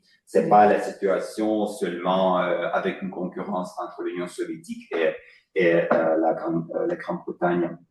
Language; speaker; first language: French; non-native, fluent; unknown